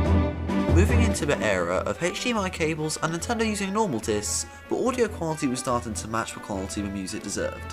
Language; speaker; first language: English; native; English